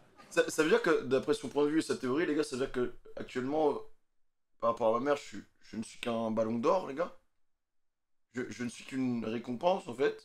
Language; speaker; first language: French; native; French